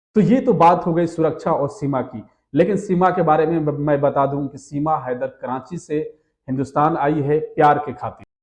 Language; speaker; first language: Hindi; native; Hindi